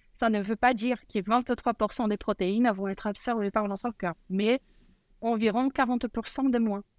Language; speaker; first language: French; non-native, fluent; Portuguese